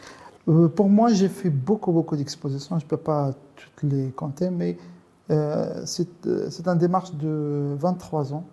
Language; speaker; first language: French; non-native, local second language; Arabic